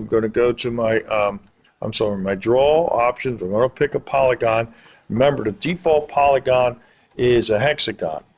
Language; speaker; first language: English; native; English